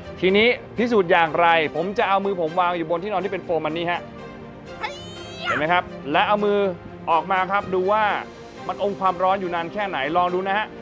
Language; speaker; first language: Thai; native; Thai